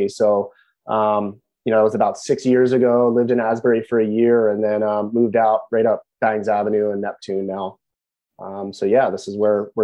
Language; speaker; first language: English; native; English